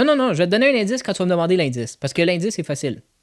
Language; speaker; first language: French; native; French